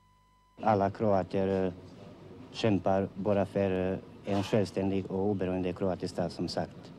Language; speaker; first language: Swedish; non-native, fluent; Croatian